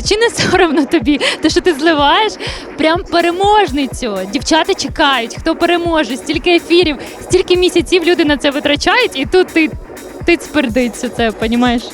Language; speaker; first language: Ukrainian; native; Ukrainian